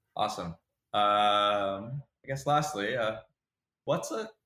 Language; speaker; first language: English; native; English